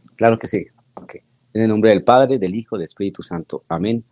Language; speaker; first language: Spanish; native; Spanish